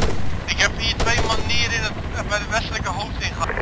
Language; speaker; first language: Dutch; native; Dutch